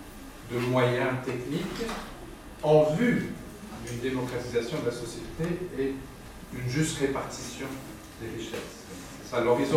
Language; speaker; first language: French; native; French